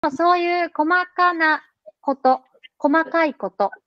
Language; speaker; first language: Japanese; native; Japanese